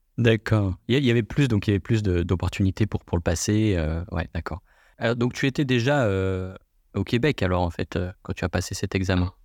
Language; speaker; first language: French; native; French